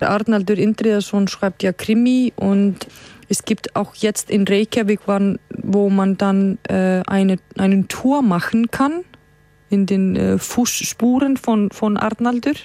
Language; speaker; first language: German; non-native, fluent; Icelandic